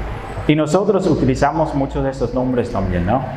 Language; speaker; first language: Spanish; non-native, fluent; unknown